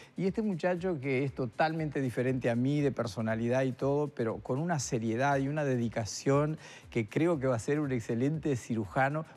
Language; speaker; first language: Spanish; native; Spanish